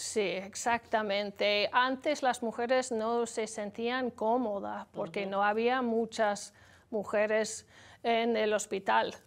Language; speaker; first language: Spanish; non-native, learner; English